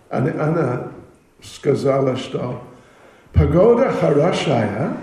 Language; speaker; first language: Russian; non-native, learner; English